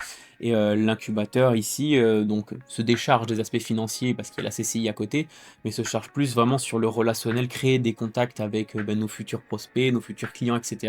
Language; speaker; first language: French; native; French